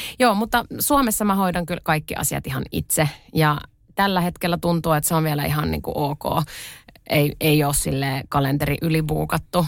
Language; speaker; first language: Finnish; early bilingual, other home language; Russian